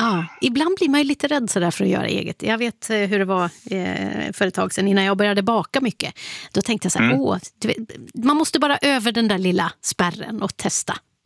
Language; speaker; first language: Swedish; native; Swedish